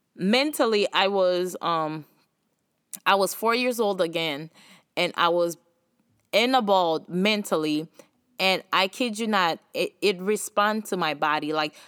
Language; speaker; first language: English; early bilingual, other home language; Haitian Creole